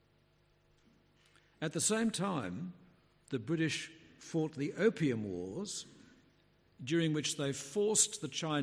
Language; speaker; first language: English; native; English